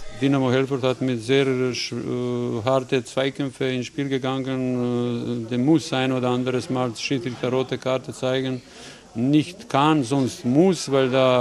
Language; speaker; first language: German; non-native, learner; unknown